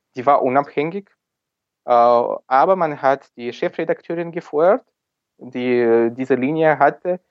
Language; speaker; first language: German; non-native, fluent; Ukrainian